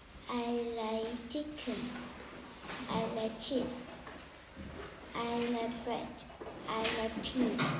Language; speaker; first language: English; non-native, learner; Vietnamese